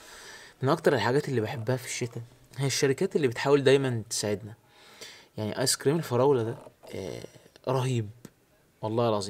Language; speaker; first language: Arabic; native; Arabic